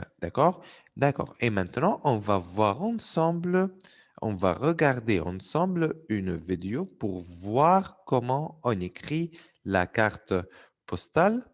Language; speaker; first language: French; non-native, fluent; Arabic